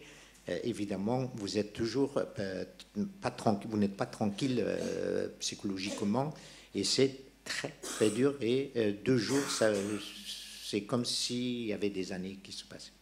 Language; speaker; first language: French; non-native, local second language; Persian